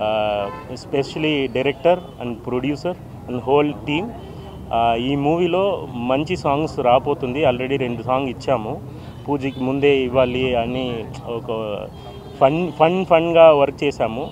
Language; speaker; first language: Telugu; non-native, fluent; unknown